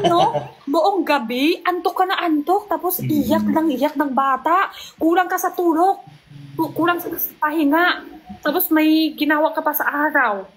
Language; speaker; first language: Filipino; non-native, learner; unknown